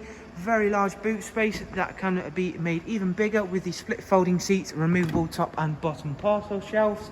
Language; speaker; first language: English; native; English